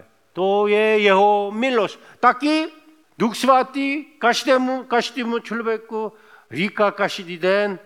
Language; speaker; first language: Czech; non-native, fluent; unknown